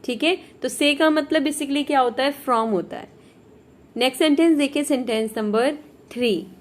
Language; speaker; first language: Hindi; native; Hindi